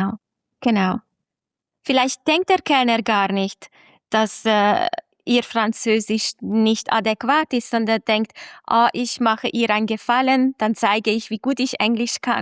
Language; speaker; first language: German; non-native, fluent; Hungarian